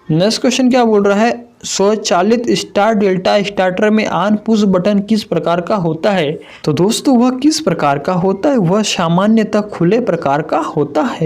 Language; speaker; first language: Hindi; native; Hindi